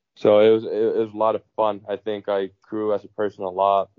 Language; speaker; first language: English; non-native, fluent; Finnish